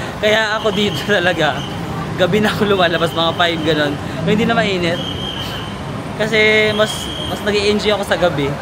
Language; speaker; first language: Filipino; native; Filipino